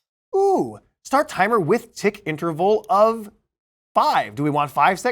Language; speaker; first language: English; native; English